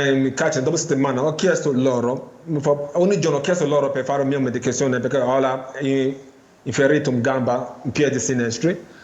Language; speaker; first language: Italian; non-native, learner; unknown